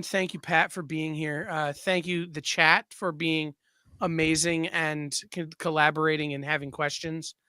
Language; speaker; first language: English; native; English